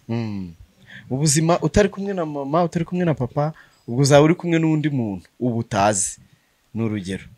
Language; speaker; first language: Kinyarwanda; native; Kinyarwanda